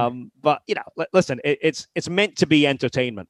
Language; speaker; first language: English; native; English